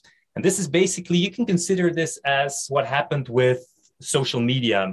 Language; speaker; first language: English; non-native, fluent; Dutch